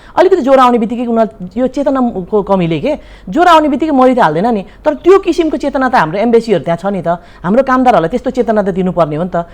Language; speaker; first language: Nepali; early bilingual, heritage; Nepali